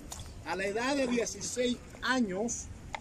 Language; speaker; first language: Spanish; native; Spanish